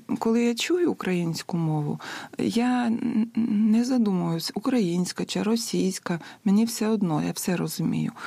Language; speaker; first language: Ukrainian; non-native, fluent; Lithuanian